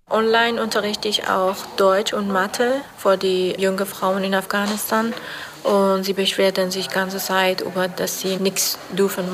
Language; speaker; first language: German; non-native, learner; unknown